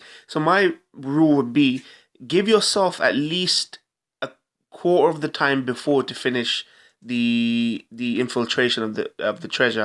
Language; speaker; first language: English; native; English